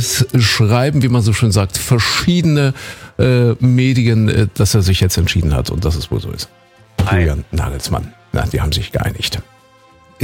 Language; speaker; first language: German; native; German